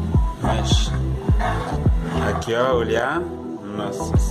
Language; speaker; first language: Portuguese; non-native, learner; Haitian Creole